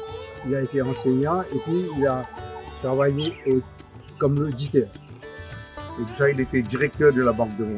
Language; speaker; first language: French; non-native, local second language; Morisyen